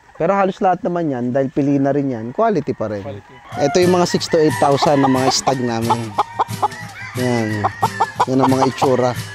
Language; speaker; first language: Filipino; native; Filipino